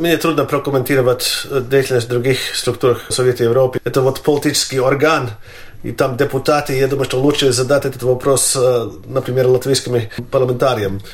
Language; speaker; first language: Russian; non-native, fluent; Latvian